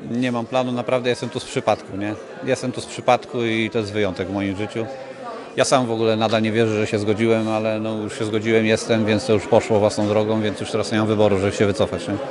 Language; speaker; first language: Polish; native; Polish